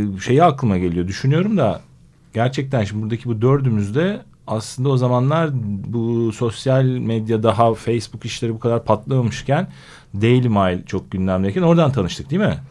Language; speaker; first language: Turkish; native; Turkish